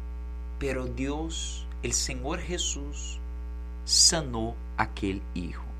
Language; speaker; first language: Portuguese; non-native, learner; Spanish